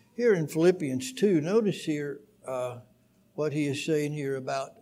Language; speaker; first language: English; native; English